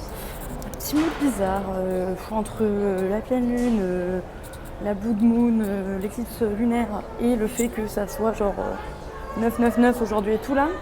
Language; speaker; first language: French; native; French